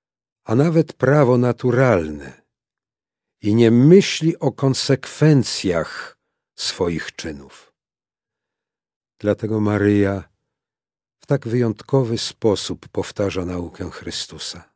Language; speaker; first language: Polish; native; Polish